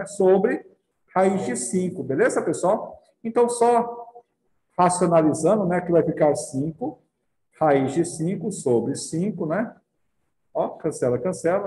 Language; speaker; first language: Portuguese; native; Portuguese